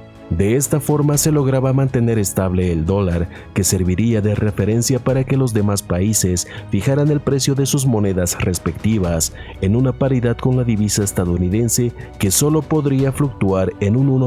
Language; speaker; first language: Spanish; native; Spanish